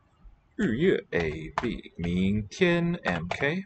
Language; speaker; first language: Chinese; non-native, learner; English